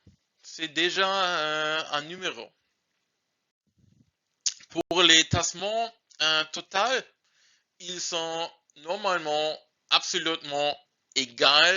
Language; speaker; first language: French; non-native, learner; German